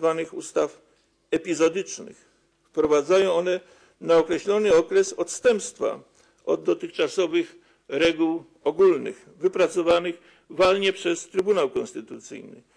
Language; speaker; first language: Polish; native; Polish